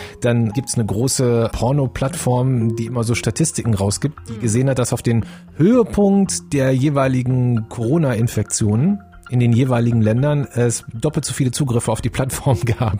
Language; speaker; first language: German; native; German